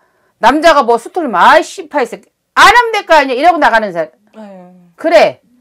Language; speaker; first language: Korean; native; Korean